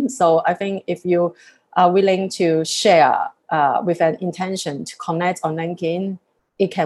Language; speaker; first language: English; non-native, local second language; Cantonese